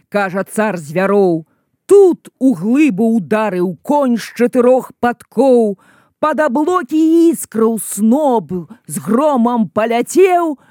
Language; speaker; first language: Belarusian; native; Belarusian